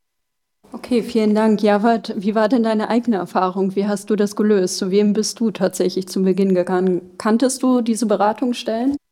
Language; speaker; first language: German; native; German